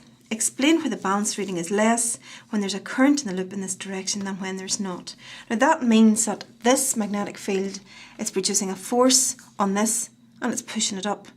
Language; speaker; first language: English; native; English